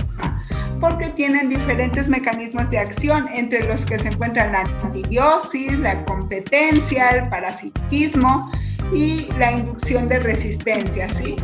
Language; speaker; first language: Spanish; native; Spanish